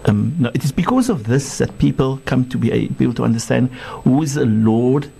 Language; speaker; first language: English; non-native, local second language; Afrikaans